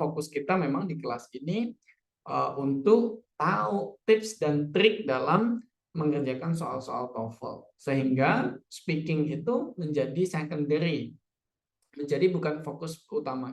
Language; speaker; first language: Indonesian; native; Indonesian